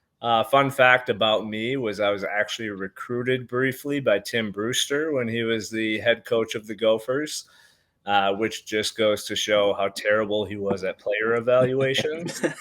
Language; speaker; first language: English; native; English